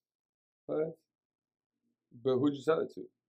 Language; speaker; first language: English; native; English